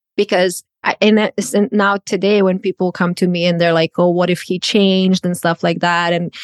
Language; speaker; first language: English; non-native, fluent; Croatian